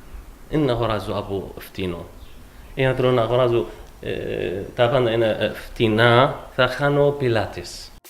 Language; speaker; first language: Greek; non-native, learner; Arabic